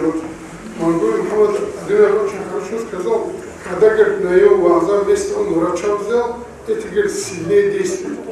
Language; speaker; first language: Russian; non-native, local second language; Avaric